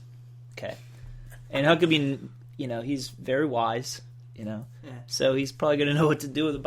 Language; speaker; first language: English; native; English